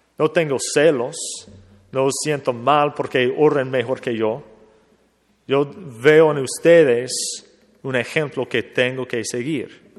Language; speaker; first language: Spanish; non-native, fluent; English